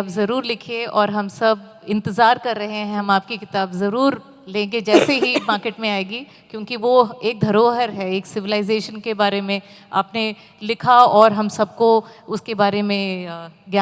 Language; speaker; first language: Hindi; native; Hindi